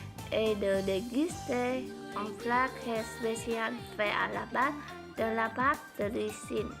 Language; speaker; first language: French; non-native, learner; Vietnamese